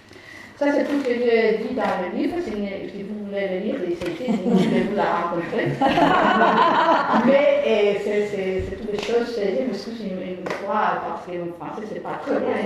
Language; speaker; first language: French; non-native, fluent; Spanish